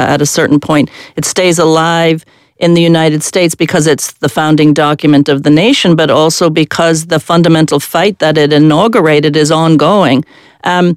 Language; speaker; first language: English; native; English